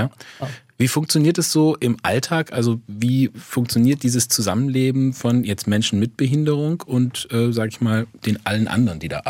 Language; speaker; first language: German; native; German